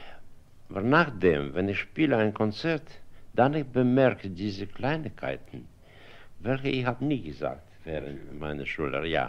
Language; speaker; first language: German; non-native, fluent; Russian